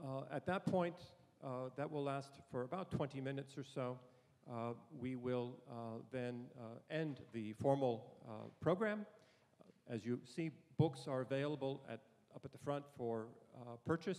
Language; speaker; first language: English; native; English